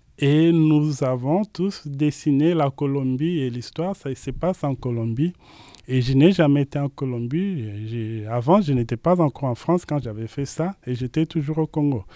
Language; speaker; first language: French; non-native, local second language; Lingala